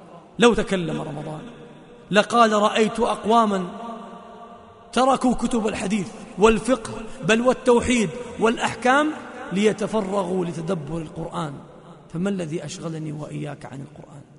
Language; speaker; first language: Arabic; native; Arabic